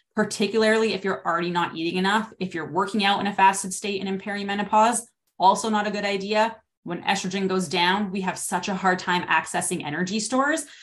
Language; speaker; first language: English; native; English